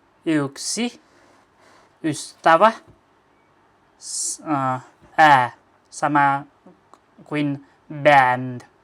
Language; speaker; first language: Finnish; non-native, learner; Nepali